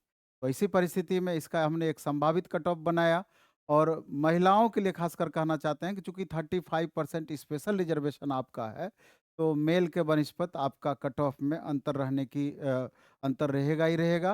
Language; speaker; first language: Hindi; native; Hindi